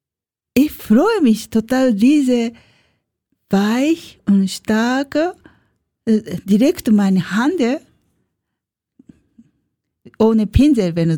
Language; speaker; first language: German; non-native, learner; Japanese